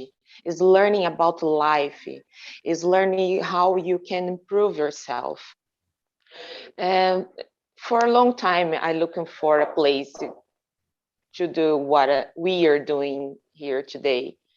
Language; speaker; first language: English; non-native, fluent; Portuguese